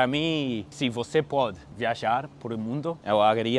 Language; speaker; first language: Portuguese; non-native, fluent; English